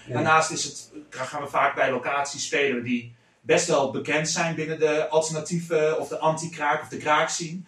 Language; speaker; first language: Dutch; native; Dutch